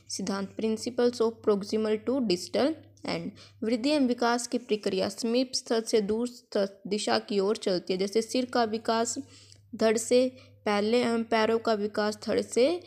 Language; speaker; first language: Hindi; native; Hindi